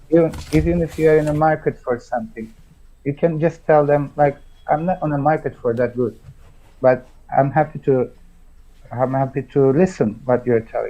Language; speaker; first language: English; non-native, fluent; Turkish